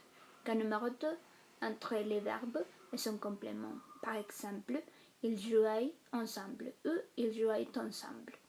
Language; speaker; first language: French; non-native, fluent; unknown